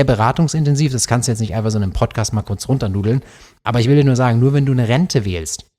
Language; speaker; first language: German; native; German